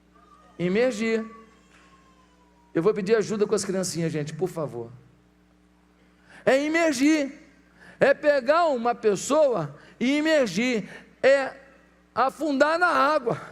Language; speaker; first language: Portuguese; native; Portuguese